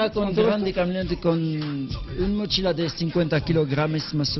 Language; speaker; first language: Spanish; non-native, learner; French